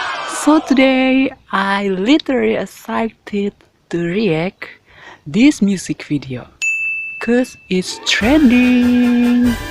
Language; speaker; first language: English; non-native, learner; Indonesian